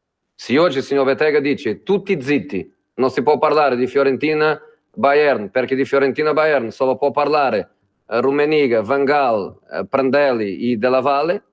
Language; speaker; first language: Italian; non-native, fluent; Spanish